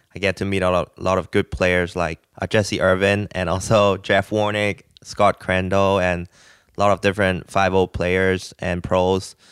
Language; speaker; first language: English; non-native, local second language; Cantonese